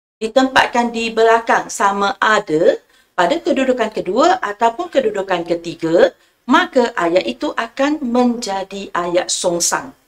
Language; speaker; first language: Malay; non-native, local second language; Chinese